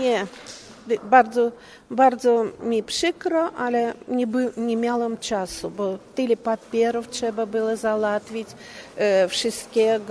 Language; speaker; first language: Polish; early bilingual, heritage; Russian